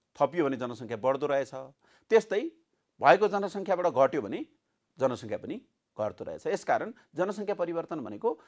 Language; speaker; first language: Nepali; native; Nepali